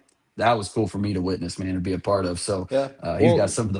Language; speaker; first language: English; native; English